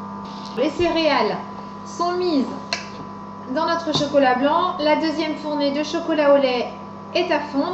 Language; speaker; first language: French; native; French